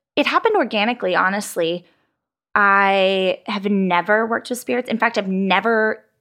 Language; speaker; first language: English; native; English